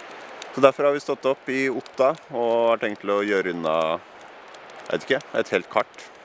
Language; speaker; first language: Norwegian; native; Norwegian